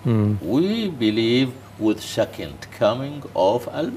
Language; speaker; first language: English; non-native, fluent; Arabic